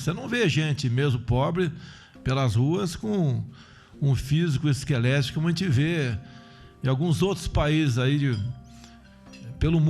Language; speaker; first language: Portuguese; native; Portuguese